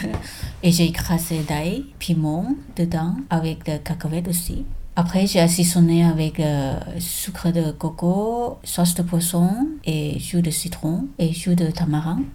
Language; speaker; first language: French; non-native, learner; Thai